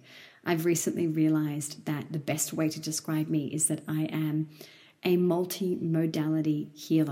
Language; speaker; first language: English; native; English